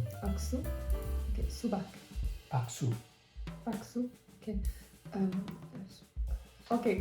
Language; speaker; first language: Korean; non-native, learner; English